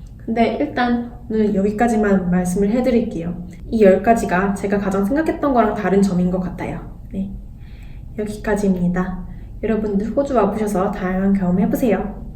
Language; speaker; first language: Korean; native; Korean